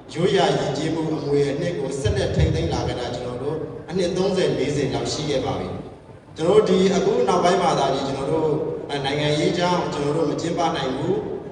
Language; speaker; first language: Burmese; non-native, local second language; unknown